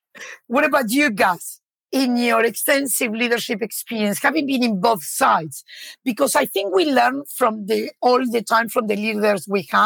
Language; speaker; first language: English; non-native, fluent; Spanish